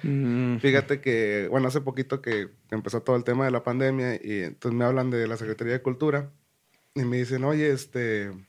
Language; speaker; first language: Spanish; native; Spanish